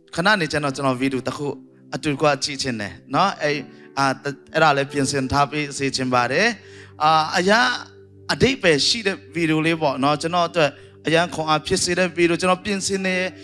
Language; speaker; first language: Burmese; non-native, local second language; Tedim Chin